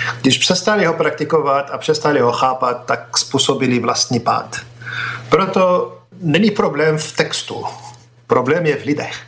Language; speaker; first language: Czech; non-native, fluent; Arabic